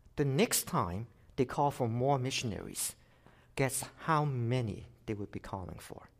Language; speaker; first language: English; non-native, local second language; Cantonese